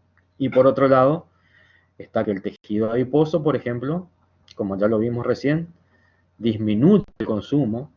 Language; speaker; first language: Spanish; native; Spanish